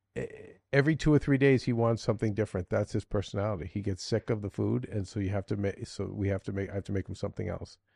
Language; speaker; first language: English; native; English